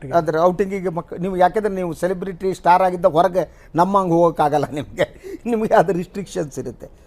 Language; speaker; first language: Kannada; native; Kannada